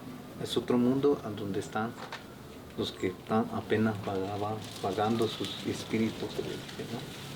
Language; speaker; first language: Spanish; native; Spanish